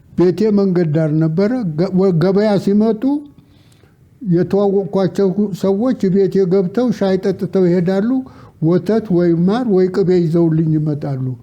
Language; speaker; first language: Amharic; native; Amharic